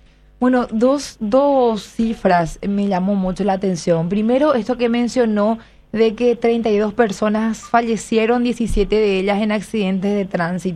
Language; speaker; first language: Spanish; native; Spanish